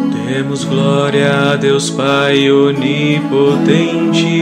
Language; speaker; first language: Portuguese; native; Portuguese